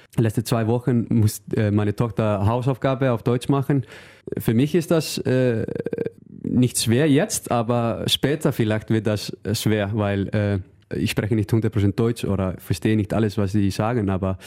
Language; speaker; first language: German; non-native, learner; Icelandic